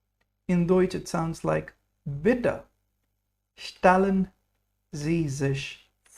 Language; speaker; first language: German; non-native, fluent; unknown